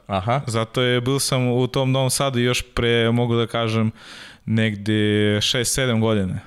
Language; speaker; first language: Serbian; non-native, learner; Russian